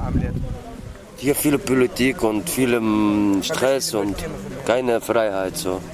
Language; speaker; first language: German; non-native, learner; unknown